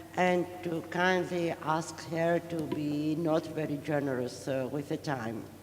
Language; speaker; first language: English; non-native, fluent; Greek